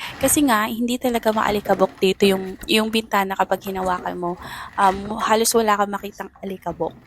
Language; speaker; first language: Filipino; native; Filipino